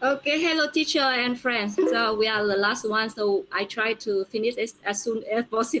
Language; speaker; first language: English; non-native, fluent; Vietnamese